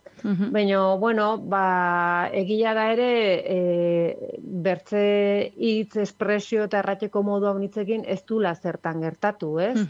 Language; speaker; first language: Basque; native; Basque